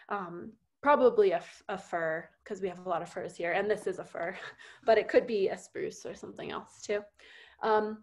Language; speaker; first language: English; native; English